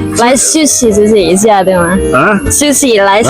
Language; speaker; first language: Chinese; non-native, learner; Thai